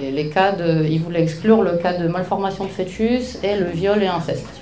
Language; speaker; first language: French; non-native, fluent; Polish